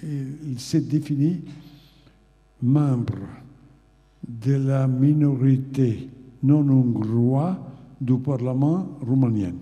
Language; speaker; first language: French; non-native, fluent; Italian